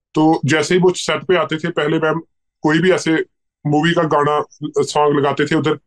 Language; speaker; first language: Hindi; native; Hindi